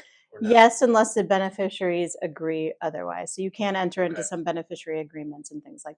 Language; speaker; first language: English; native; English